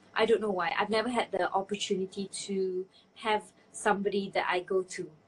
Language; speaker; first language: English; non-native, local second language; Malay